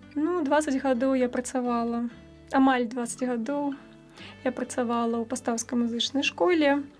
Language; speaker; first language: Belarusian; native; Belarusian